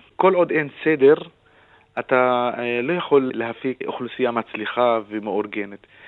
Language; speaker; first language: Hebrew; non-native, local second language; Arabic